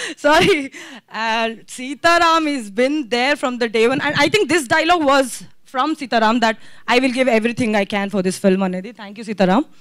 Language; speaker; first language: English; non-native, local second language; Telugu